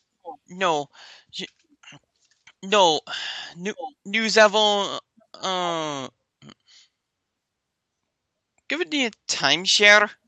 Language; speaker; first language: French; non-native, learner; English